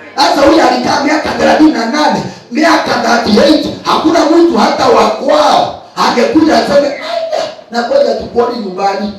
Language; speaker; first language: Swahili; non-native, local second language; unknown